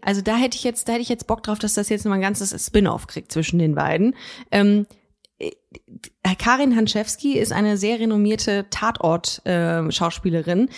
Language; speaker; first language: German; native; German